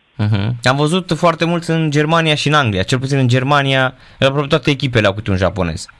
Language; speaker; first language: Romanian; native; Romanian